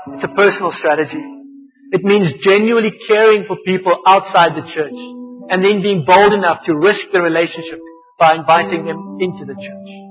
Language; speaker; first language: English; non-native, local second language; Afrikaans